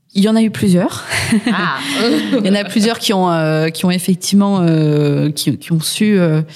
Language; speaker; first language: French; native; French